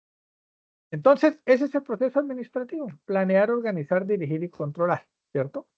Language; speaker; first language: Spanish; native; Spanish